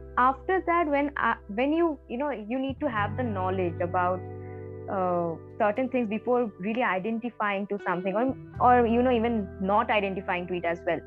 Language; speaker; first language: English; non-native, local second language; Bangla